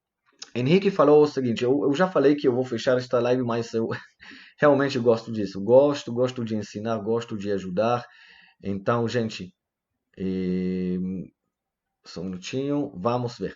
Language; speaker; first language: Portuguese; non-native, fluent; Hebrew